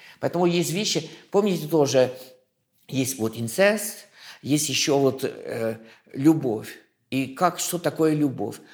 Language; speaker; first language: Russian; non-native, fluent; French